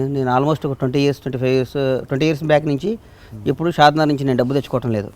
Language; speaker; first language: Telugu; native; Telugu